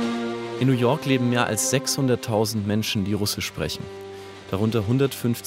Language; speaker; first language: German; native; German